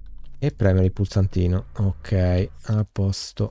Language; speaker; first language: Italian; native; Italian